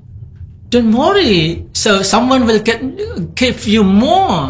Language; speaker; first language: English; non-native, fluent; Indonesian